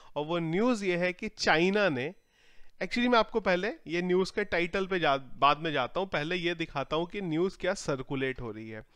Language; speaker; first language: Hindi; native; Hindi